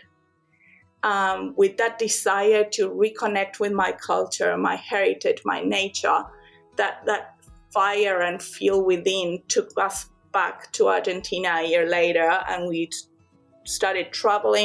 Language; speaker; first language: English; non-native, fluent; Spanish